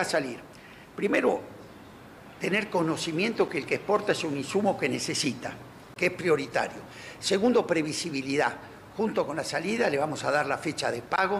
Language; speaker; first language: Spanish; native; Spanish